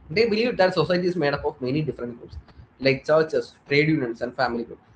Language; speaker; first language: English; non-native, local second language; Malayalam